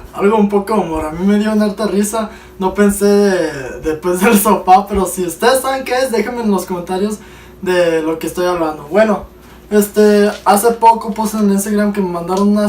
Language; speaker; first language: Spanish; early bilingual, heritage; Spanish